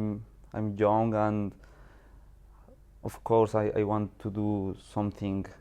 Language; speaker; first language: English; non-native, learner; Spanish